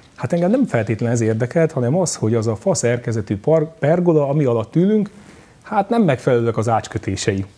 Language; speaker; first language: Hungarian; native; Hungarian